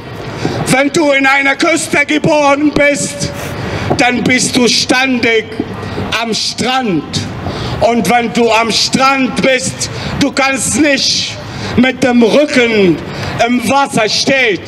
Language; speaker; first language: German; non-native, fluent; Arabic